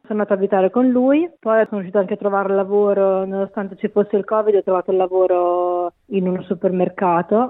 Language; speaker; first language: Italian; native; Italian